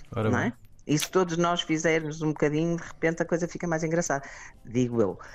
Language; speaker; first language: Portuguese; native; Portuguese